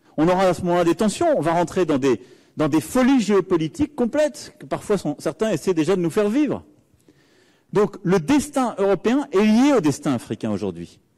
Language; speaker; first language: French; native; French